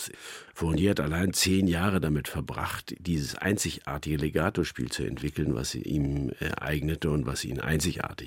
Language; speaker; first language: German; native; German